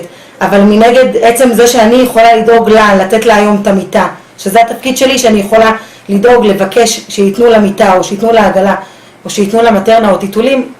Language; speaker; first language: Hebrew; native; Hebrew